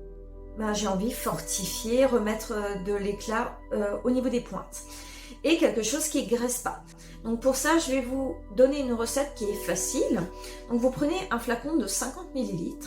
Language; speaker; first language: French; native; French